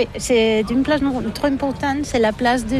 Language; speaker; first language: French; non-native, learner; Catalan